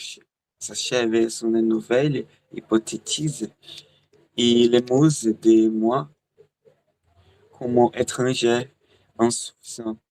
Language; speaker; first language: French; non-native, learner; Portuguese